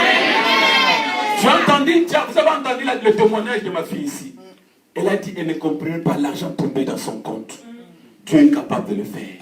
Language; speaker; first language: French; non-native, local second language; Lingala